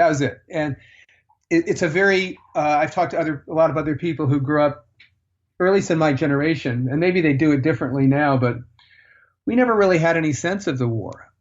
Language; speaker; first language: English; native; English